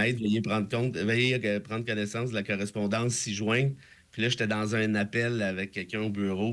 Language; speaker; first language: French; native; French